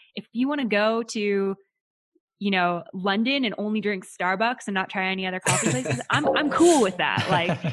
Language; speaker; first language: English; native; English